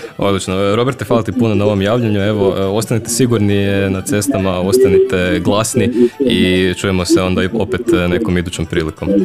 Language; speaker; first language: Croatian; native; Croatian